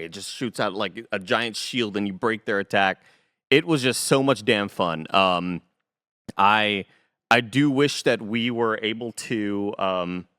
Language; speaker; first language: English; native; English